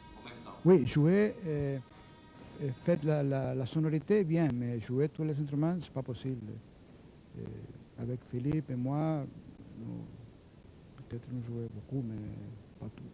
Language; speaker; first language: French; non-native, learner; Spanish